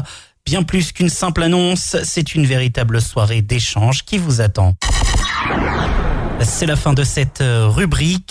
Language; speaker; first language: French; native; French